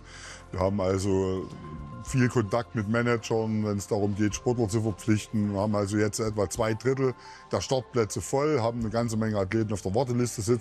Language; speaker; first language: German; native; German